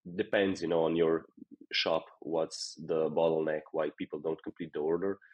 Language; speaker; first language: English; non-native, fluent; Slovenian